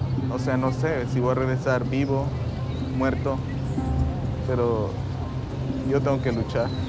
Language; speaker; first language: Spanish; early bilingual, heritage; Spanish